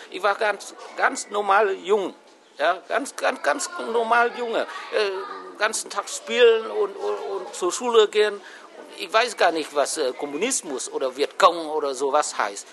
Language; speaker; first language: German; non-native, fluent; Vietnamese